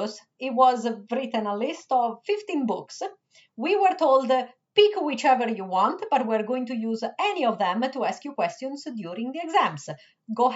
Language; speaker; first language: English; non-native, fluent; Italian